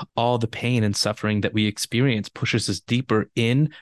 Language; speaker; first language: English; native; English